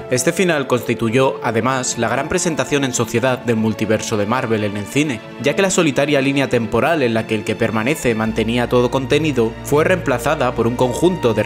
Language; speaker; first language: Spanish; native; Spanish